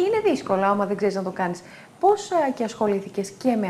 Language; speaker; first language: Greek; native; Greek